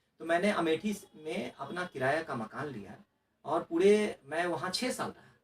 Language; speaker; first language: Hindi; non-native, local second language; Maithili